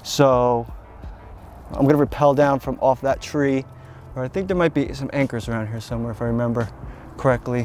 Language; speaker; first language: English; native; English